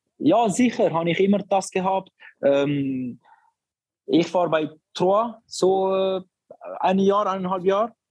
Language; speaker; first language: German; non-native, learner; Albanian